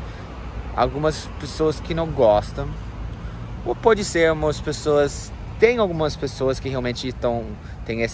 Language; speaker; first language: Portuguese; non-native, fluent; English